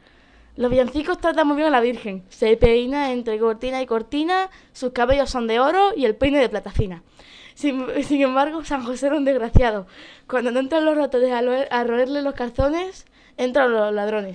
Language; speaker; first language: Spanish; native; Spanish